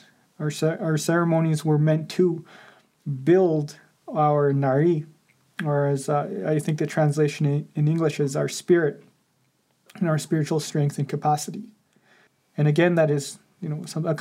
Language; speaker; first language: English; non-native, fluent; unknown